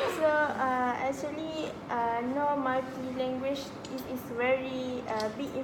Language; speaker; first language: English; non-native, local second language; Malay